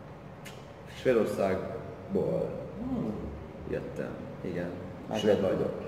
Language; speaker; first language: Hungarian; non-native, learner; Swedish